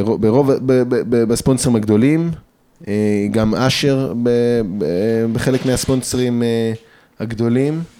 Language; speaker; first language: Hebrew; early bilingual, other home language; English